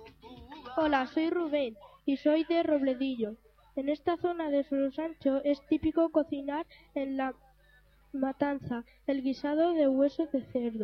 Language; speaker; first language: Spanish; native; Spanish